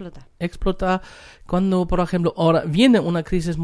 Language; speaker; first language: Spanish; non-native, fluent; German